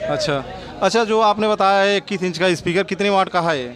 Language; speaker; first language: Hindi; native; Hindi